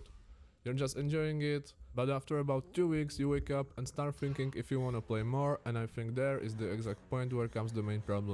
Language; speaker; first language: English; non-native, fluent; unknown